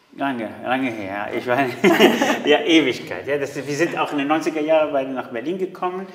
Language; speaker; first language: German; non-native, fluent; Arabic